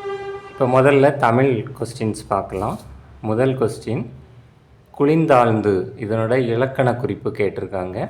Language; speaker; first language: Tamil; native; Tamil